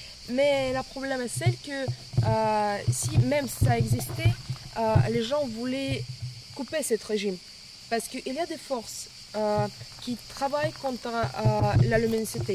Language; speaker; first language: French; non-native, fluent; Russian